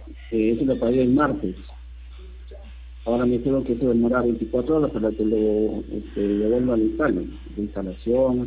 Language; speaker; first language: Spanish; native; Spanish